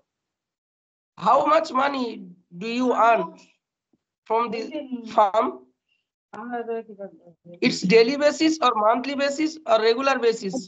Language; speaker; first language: English; non-native, learner; Bangla